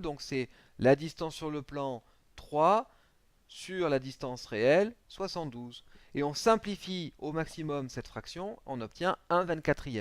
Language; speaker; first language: French; native; French